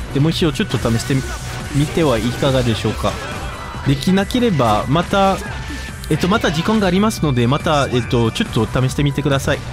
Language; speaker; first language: Japanese; non-native, fluent; French